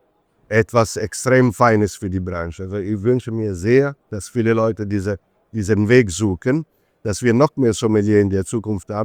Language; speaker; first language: German; non-native, fluent; Italian